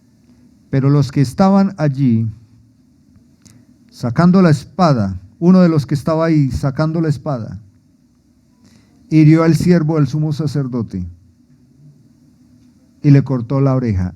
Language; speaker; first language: Spanish; native; Spanish